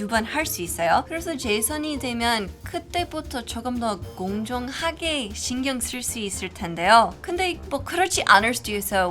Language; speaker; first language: Korean; non-native, fluent; English